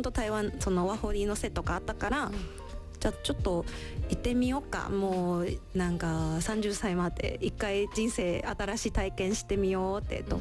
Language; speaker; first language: Japanese; non-native, learner; Chinese